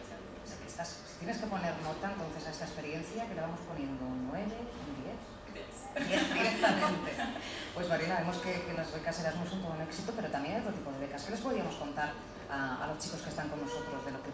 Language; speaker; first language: Spanish; native; Spanish